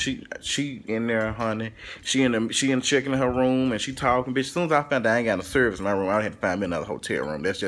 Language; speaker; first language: English; native; English